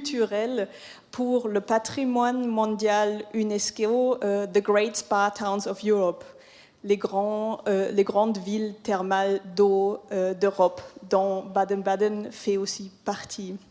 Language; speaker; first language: French; non-native, fluent; German